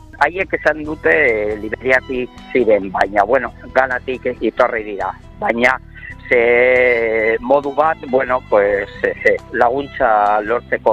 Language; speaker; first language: Basque; non-native, local second language; Spanish